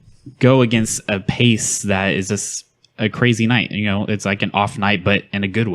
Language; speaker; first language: English; native; English